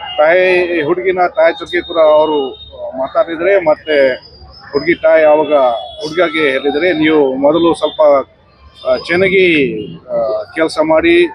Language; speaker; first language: Kannada; non-native, fluent; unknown